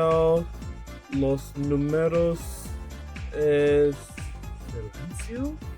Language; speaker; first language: Spanish; non-native, learner; English